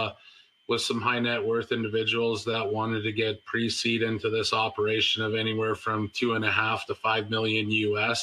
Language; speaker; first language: English; native; English